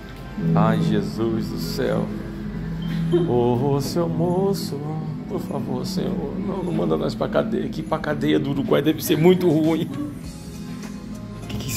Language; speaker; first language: Portuguese; native; Portuguese